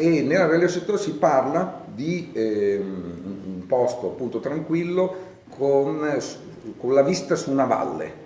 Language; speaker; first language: Italian; native; Italian